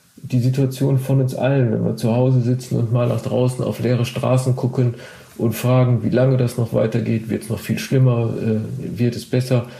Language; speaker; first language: German; native; German